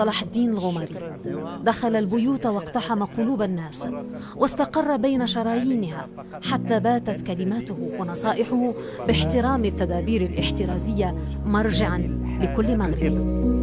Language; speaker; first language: Arabic; native; Arabic